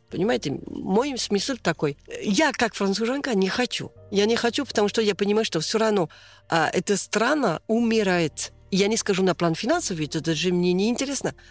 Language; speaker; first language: Russian; non-native, fluent; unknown